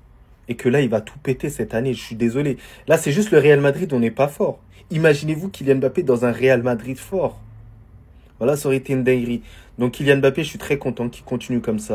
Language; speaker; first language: French; native; French